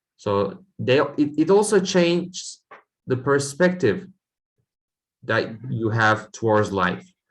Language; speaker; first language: English; non-native, fluent; Turkish